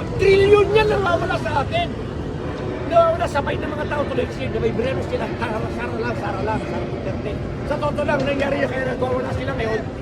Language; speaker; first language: Filipino; native; Filipino